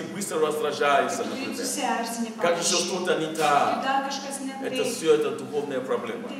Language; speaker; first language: Russian; non-native, fluent; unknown